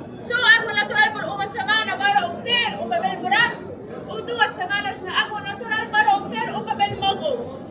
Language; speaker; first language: Portuguese; non-native, fluent; Arabic